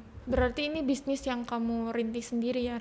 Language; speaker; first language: Indonesian; native; Indonesian